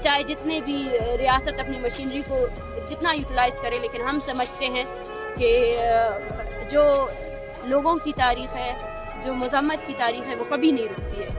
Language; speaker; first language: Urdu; non-native, local second language; Baluchi